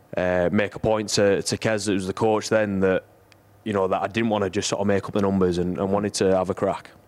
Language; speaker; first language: English; native; English